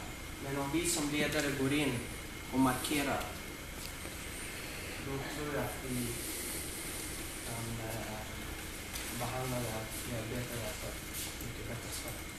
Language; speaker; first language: Swedish; native; Swedish